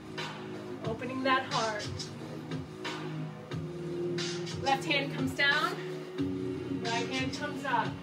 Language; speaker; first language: English; native; English